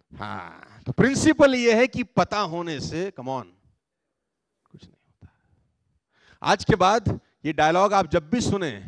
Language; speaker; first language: Hindi; native; Hindi